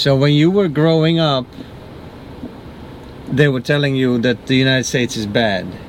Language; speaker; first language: English; non-native, fluent; Dutch